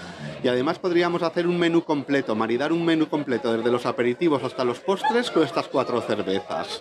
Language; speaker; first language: Spanish; native; Spanish